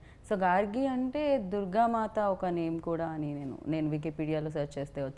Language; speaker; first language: Telugu; native; Telugu